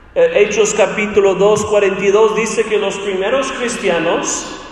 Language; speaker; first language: Spanish; non-native, fluent; English